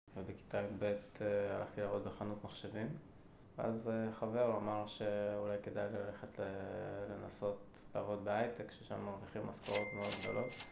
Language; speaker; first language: Hebrew; early bilingual, other home language; Russian